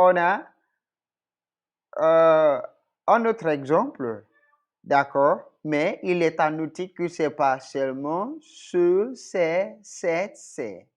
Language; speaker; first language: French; non-native, local second language; English